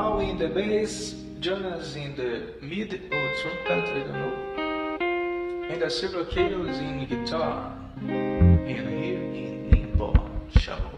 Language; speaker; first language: English; non-native, learner; Portuguese